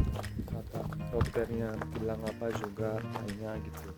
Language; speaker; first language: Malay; non-native, learner; Turkish